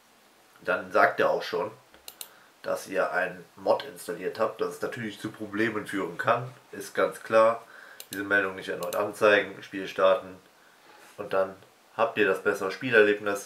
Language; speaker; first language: German; native; German